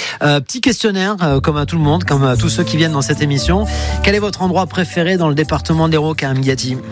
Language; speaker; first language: French; native; French